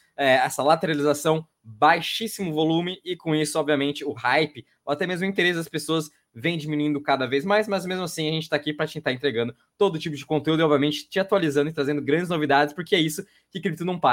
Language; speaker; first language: Portuguese; native; Portuguese